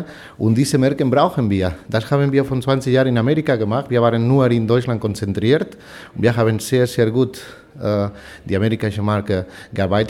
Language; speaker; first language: German; non-native, fluent; Spanish